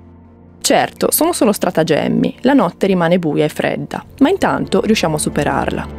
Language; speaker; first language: Italian; native; Italian